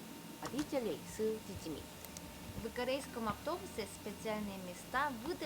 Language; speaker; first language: Russian; non-native, fluent; Korean